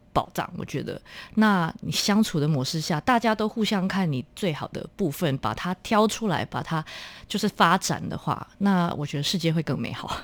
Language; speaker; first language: Chinese; native; Chinese